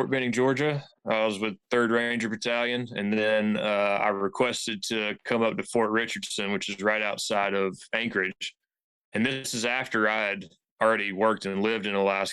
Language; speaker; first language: English; native; English